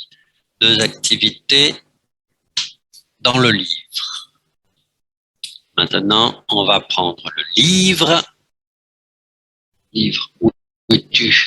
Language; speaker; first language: French; non-native, fluent; Vietnamese